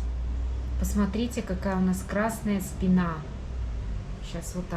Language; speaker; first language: Russian; native; Russian